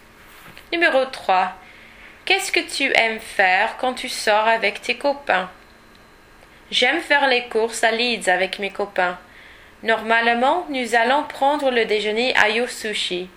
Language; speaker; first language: French; non-native, learner; English